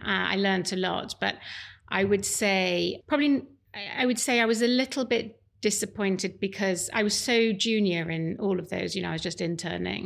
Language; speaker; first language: English; native; English